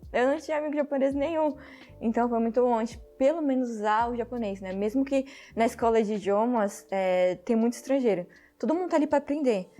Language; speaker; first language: Portuguese; early bilingual, heritage; Portuguese